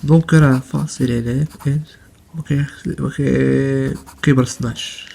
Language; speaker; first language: Arabic; native; Arabic